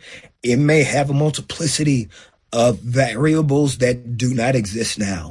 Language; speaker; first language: English; native; English